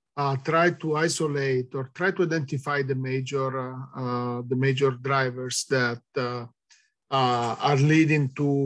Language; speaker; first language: English; non-native, fluent; Italian